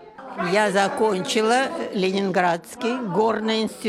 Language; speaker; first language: Czech; non-native, learner; Russian